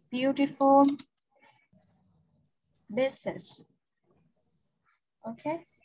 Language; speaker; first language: English; non-native, fluent; Vietnamese